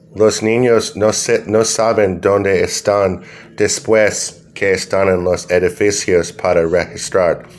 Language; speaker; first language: Spanish; non-native, learner; English